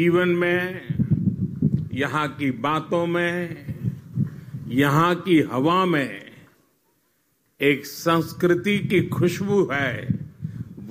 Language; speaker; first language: Hindi; non-native, local second language; Gujarati